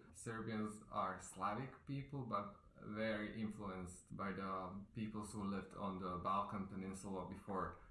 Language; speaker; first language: English; non-native, fluent; Serbian